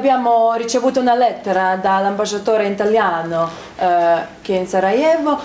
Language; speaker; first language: Italian; non-native, learner; Bosnian